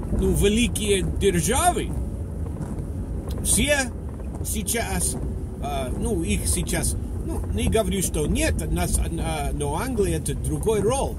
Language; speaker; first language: Russian; non-native, fluent; English